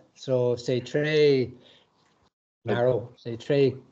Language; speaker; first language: French; non-native, learner; English